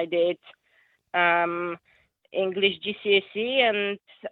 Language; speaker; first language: English; non-native, fluent; Polish